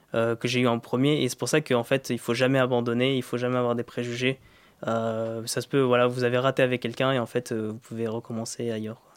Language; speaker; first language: French; native; French